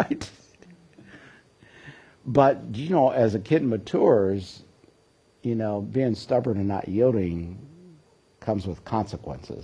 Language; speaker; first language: English; native; English